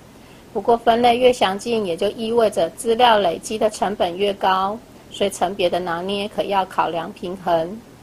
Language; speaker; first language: Chinese; native; Chinese